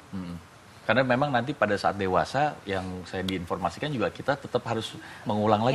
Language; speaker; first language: Indonesian; native; Indonesian